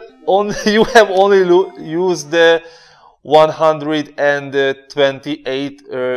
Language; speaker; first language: English; non-native, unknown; Hungarian